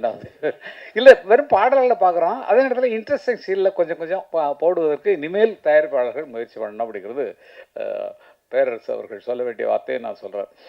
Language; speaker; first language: Tamil; native; Tamil